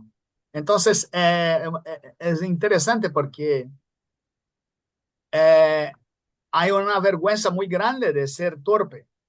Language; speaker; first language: Spanish; non-native, fluent; Portuguese